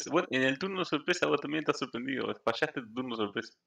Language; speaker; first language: Spanish; native; Spanish